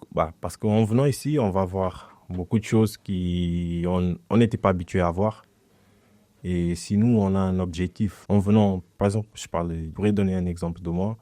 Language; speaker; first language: French; non-native, fluent; Portuguese